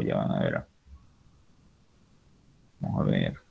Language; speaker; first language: Spanish; native; Spanish